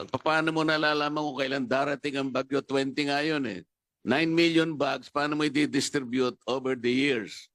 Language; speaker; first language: Filipino; non-native, local second language; Pampanga